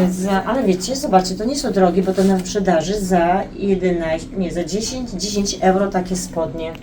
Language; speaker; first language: Polish; native; Polish